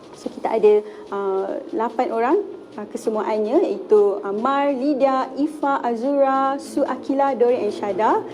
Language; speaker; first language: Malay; native; Malay